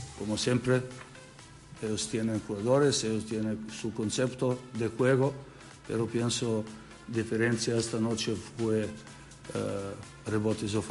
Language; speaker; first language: Spanish; non-native, learner; Serbian